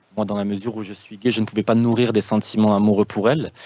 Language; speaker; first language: French; native; French